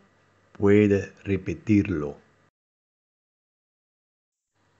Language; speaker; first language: Spanish; non-native, fluent; Dutch